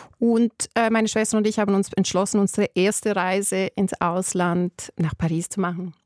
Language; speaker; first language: German; early bilingual, other home language; Albanian